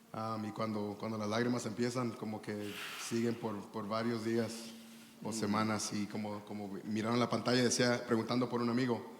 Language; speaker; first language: Spanish; early bilingual, heritage; Spanish